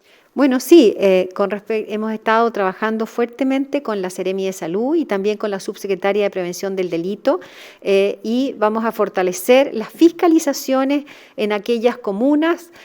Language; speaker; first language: Spanish; native; Spanish